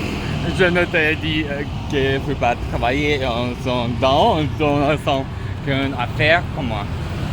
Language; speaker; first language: French; non-native, learner; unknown